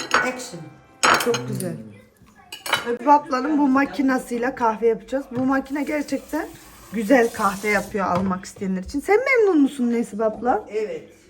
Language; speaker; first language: Turkish; early bilingual, other home language; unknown